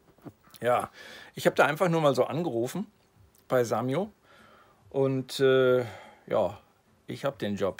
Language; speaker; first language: German; native; German